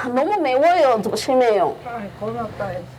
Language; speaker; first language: Korean; non-native, local second language; Bangla